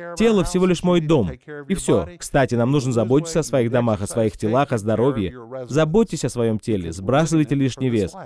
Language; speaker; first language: Russian; non-native, fluent; English